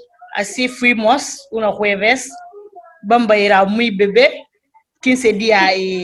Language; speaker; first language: Spanish; non-native, learner; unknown